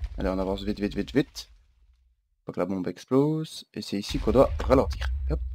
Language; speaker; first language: French; native; French